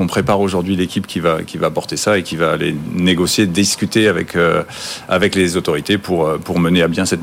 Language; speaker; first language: French; native; French